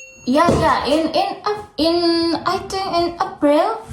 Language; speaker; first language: English; non-native, learner; Indonesian